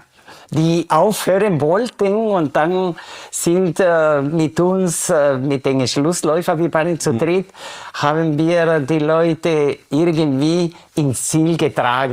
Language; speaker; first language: German; non-native, fluent; Spanish